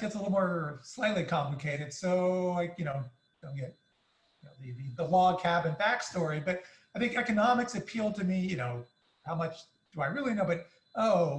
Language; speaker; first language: English; native; English